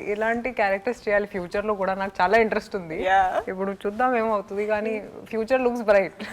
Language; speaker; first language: Telugu; non-native, fluent; Hindi